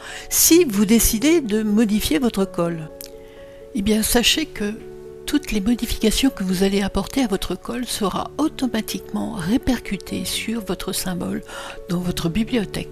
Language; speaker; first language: French; native; French